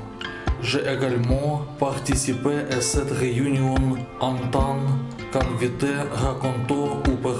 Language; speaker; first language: French; non-native, learner; Russian